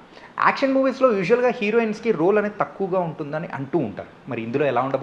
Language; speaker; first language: Telugu; native; Telugu